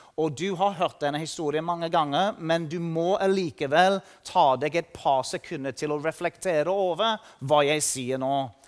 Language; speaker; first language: Norwegian; non-native, fluent; English